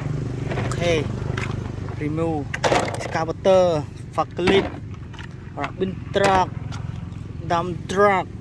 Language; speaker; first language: English; non-native, learner; Indonesian